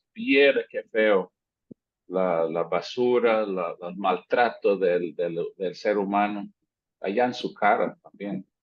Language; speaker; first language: Spanish; non-native, fluent; English